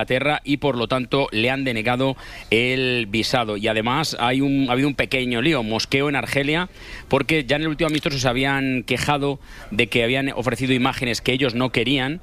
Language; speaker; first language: Spanish; native; Spanish